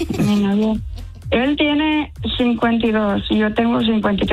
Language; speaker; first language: Spanish; native; Spanish